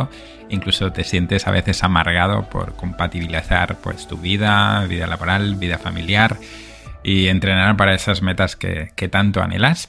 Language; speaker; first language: Spanish; native; Spanish